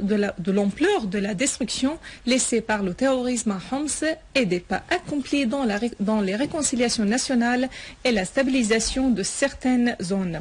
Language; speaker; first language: French; non-native, fluent; Arabic